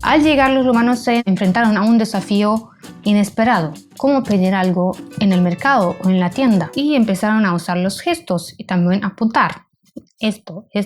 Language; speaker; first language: Spanish; non-native, fluent; Romanian